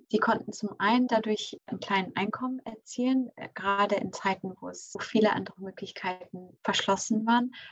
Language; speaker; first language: German; early bilingual, other home language; English